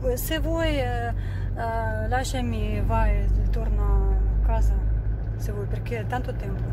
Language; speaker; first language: Italian; non-native, learner; Russian